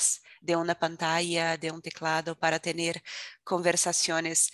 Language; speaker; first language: Spanish; non-native, fluent; Portuguese